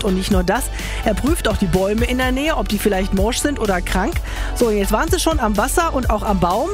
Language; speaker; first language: German; native; German